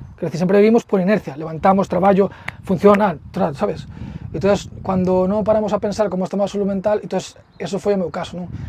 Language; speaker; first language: Galician; early bilingual, heritage; Spanish